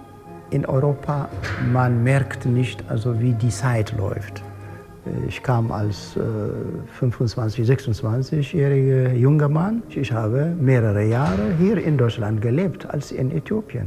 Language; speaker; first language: German; non-native, fluent; Amharic